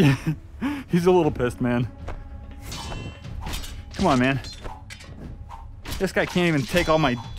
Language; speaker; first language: English; native; English